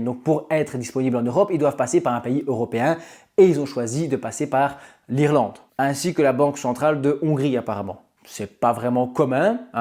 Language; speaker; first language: French; native; French